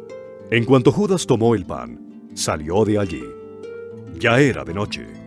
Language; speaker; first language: Spanish; native; Spanish